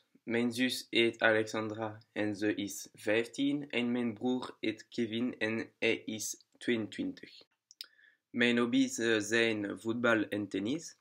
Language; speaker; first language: German; non-native, learner; Dutch